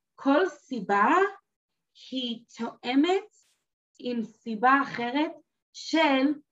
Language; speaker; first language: Hebrew; non-native, fluent; English